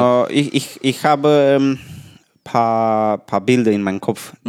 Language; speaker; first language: German; non-native, learner; Romanian